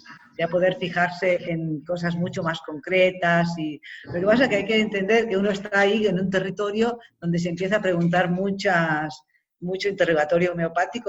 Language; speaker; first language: Spanish; native; Spanish